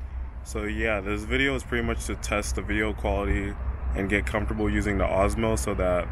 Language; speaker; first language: English; native; English